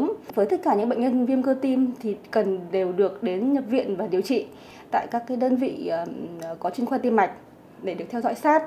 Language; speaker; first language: Vietnamese; native; Vietnamese